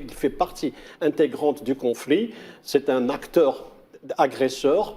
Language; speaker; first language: French; non-native, local second language; Arabic